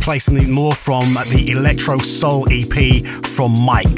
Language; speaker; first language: English; native; English